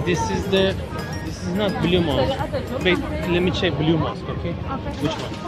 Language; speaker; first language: English; non-native, fluent; Turkish